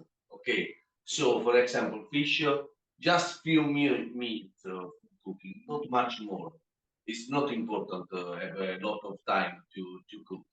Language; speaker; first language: English; non-native, learner; Italian